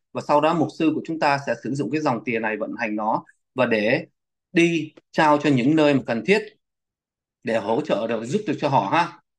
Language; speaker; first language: Vietnamese; early bilingual, heritage; Vietnamese